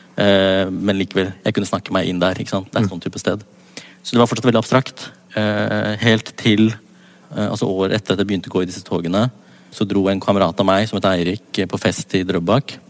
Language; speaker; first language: Norwegian; native; Norwegian